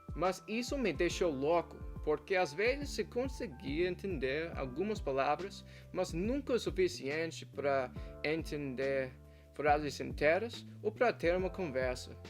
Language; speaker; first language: Portuguese; non-native, fluent; English